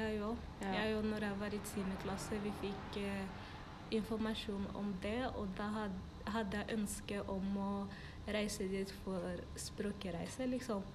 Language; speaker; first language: Norwegian; early bilingual, other home language; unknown